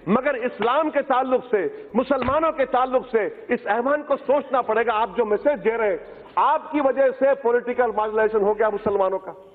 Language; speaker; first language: Urdu; native; Urdu